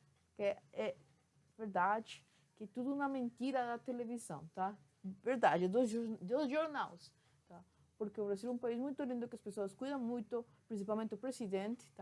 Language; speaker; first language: Portuguese; non-native, fluent; Spanish